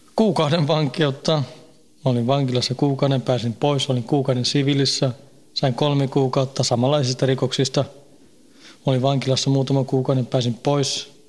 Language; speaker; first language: Finnish; early bilingual, heritage; Finnish